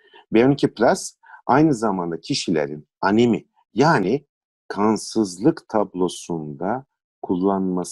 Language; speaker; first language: Turkish; native; Turkish